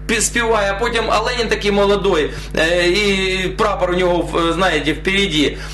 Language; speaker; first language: Ukrainian; non-native, local second language; Russian